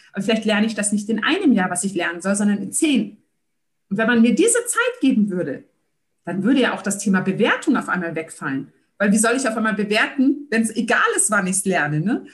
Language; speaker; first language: German; early bilingual, other home language; Turkish